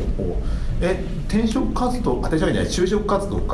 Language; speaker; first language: Japanese; native; Japanese